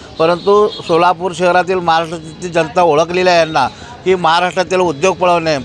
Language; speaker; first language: Marathi; native; Marathi